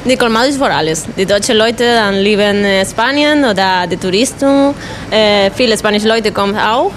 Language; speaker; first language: German; non-native, learner; Spanish